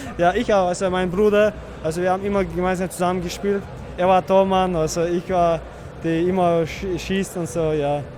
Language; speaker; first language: German; non-native, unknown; Czech